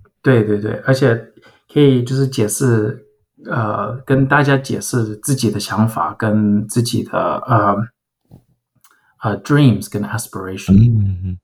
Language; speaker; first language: Chinese; early bilingual, heritage; Chinese